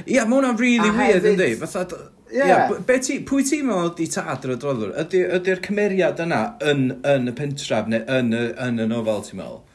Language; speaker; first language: Welsh; native; Welsh